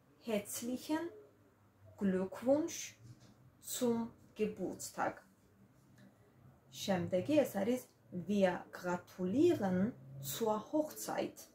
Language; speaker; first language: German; non-native, fluent; Georgian